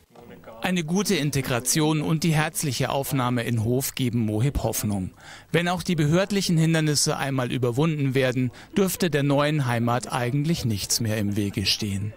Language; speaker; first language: German; native; German